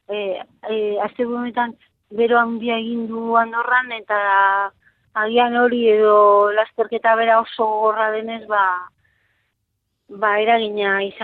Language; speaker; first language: Basque; non-native, local second language; Spanish